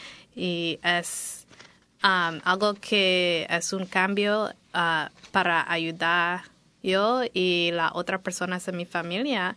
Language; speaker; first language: Spanish; non-native, fluent; English